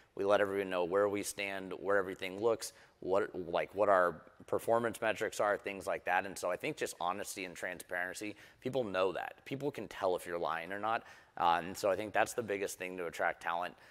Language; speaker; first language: English; native; English